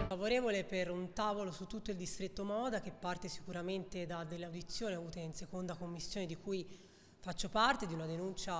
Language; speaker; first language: Italian; native; Italian